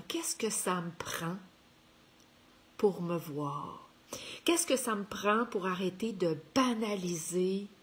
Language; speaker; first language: French; native; French